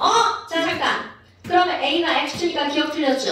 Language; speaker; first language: Korean; native; Korean